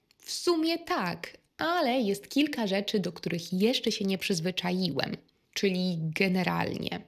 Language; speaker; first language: Polish; native; Polish